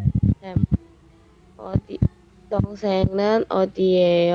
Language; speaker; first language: Korean; non-native, learner; Indonesian